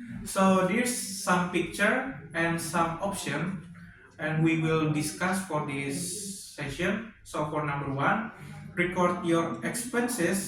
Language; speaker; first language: English; non-native, learner; Indonesian